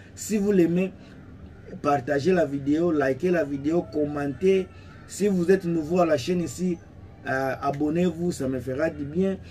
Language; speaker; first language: French; non-native, local second language; Lingala